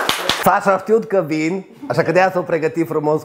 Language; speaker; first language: Romanian; native; Romanian